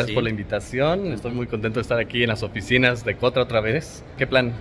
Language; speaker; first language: Spanish; native; Spanish